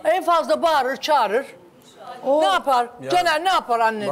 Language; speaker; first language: Turkish; native; Turkish